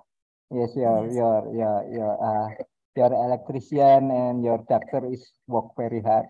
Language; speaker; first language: English; non-native, learner; Indonesian